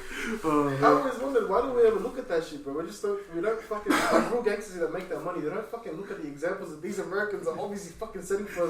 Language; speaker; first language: English; native; English